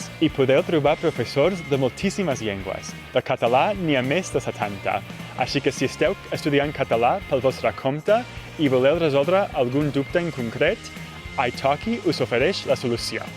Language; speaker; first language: Catalan; native; Catalan